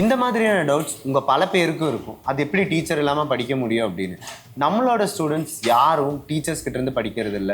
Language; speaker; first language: Tamil; native; Tamil